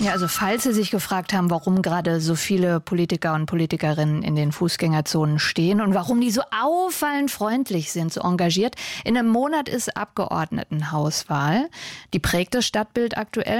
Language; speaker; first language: German; native; German